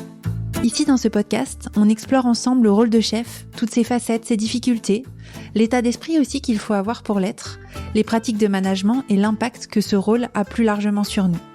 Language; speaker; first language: French; native; French